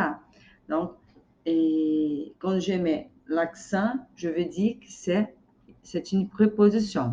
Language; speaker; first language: French; non-native, fluent; Portuguese